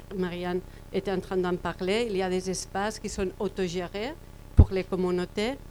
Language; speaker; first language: French; non-native, fluent; Spanish